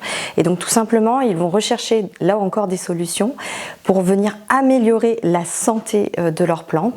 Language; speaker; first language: French; native; French